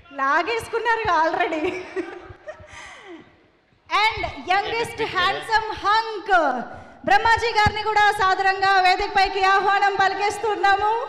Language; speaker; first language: Telugu; native; Telugu